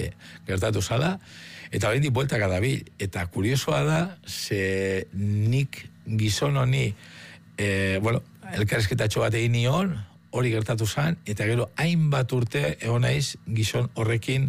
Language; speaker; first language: Basque; native; Basque